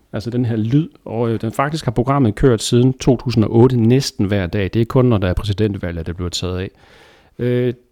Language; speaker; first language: Danish; native; Danish